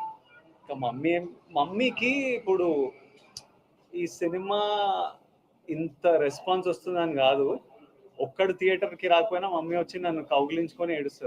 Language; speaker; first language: Telugu; native; Telugu